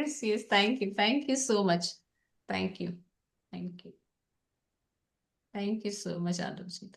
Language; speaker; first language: Hindi; native; Hindi